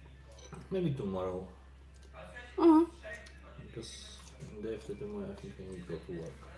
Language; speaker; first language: English; non-native, learner; Polish